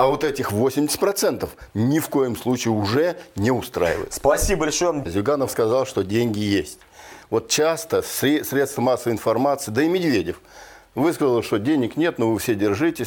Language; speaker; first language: Russian; native; Russian